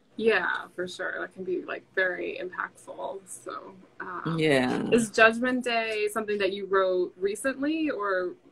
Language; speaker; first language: English; native; English